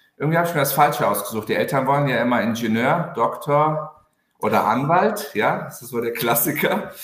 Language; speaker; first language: German; early bilingual, other home language; Turkish